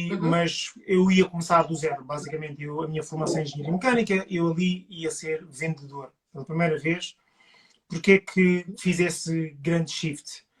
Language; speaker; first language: Portuguese; early bilingual, other home language; Upper Guinea Crioulo